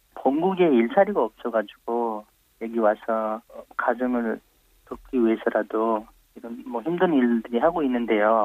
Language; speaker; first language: Korean; non-native, fluent; Nepali